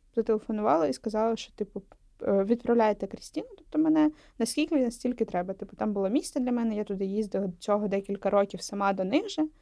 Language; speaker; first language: Ukrainian; non-native, local second language; Russian